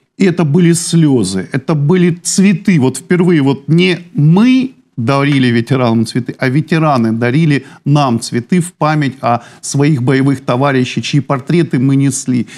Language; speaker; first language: Russian; native; Russian